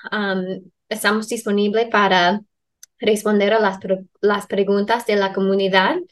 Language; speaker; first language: Spanish; non-native, fluent; English